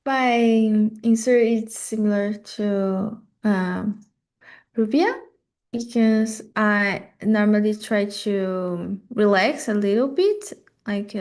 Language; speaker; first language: English; non-native, learner; Portuguese